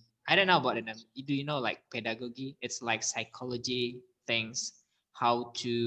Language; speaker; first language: English; non-native, learner; Indonesian